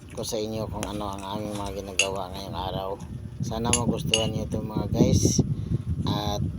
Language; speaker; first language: Filipino; non-native, local second language; Cebuano